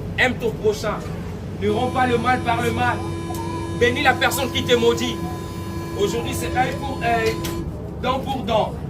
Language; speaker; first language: French; non-native, local second language; Lingala